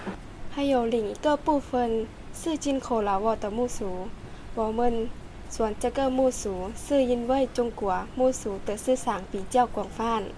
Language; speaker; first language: Chinese; non-native, learner; Lao